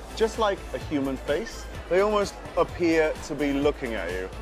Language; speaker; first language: English; native; English